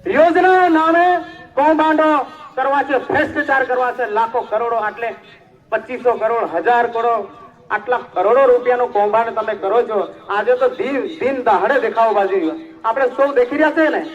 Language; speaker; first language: Gujarati; non-native, local second language; Rathawi